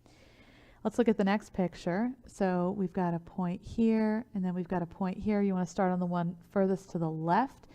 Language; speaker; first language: English; native; English